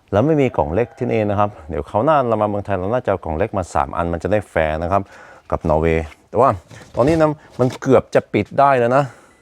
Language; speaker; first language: Thai; non-native, fluent; Norwegian